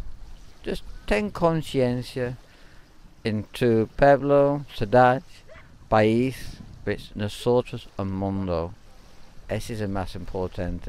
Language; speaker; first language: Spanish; non-native, learner; English